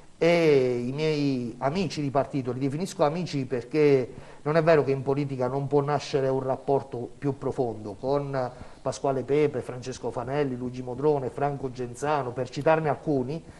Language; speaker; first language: Italian; native; Italian